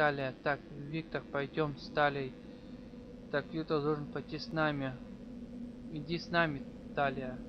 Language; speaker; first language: Russian; native; Russian